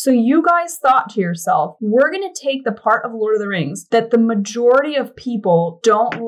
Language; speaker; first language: English; native; English